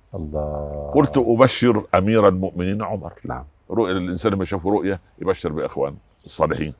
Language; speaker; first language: Arabic; native; Arabic